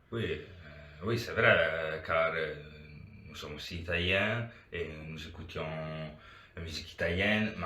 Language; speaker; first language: French; non-native, local second language; Italian